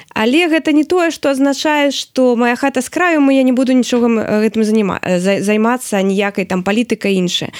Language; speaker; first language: Belarusian; non-native, local second language; Russian